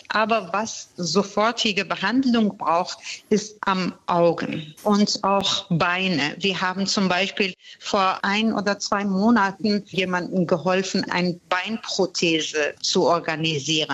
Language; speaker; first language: German; non-native, fluent; Persian